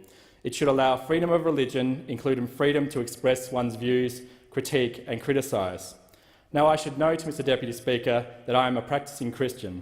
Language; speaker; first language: English; native; English